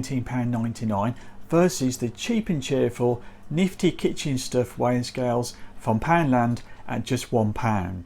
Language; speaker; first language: English; native; English